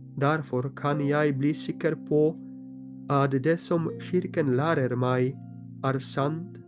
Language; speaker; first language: Norwegian; non-native, fluent; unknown